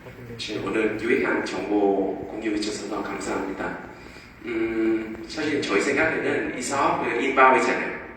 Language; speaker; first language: Korean; non-native, fluent; Vietnamese